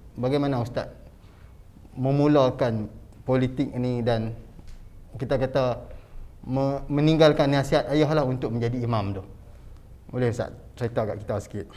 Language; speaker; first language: Malay; native; Malay